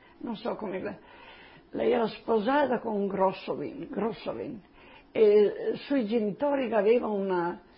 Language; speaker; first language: Italian; non-native, local second language; Slovenian